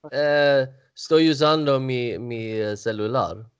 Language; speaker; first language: Italian; non-native, learner; Swedish